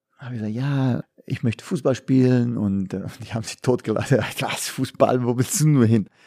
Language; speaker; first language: German; non-native, fluent; Bosnian